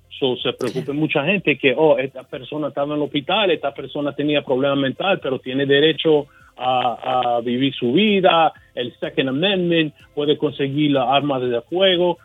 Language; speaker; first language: Spanish; early bilingual, heritage; Spanish